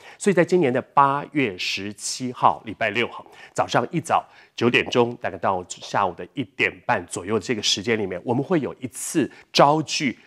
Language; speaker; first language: Chinese; native; Chinese